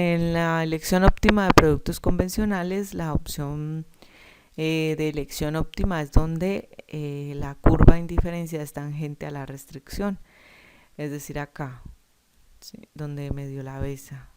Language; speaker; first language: Spanish; native; Spanish